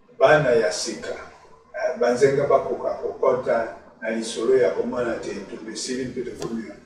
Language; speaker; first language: Lingala; native; Lingala